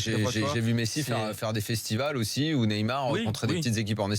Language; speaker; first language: French; native; French